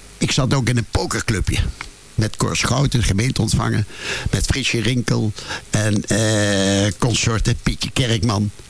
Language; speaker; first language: Dutch; native; Dutch